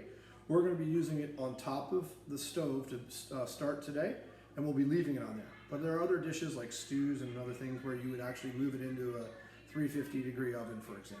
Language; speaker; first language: English; native; English